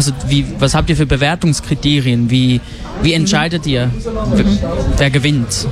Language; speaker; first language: German; native; German